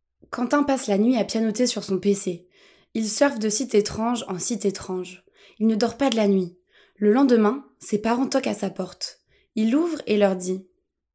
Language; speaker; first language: French; native; French